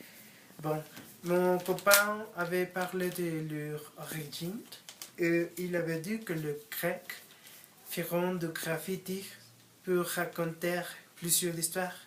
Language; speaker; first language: French; non-native, learner; Spanish